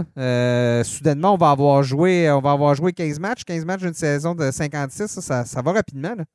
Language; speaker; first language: French; native; French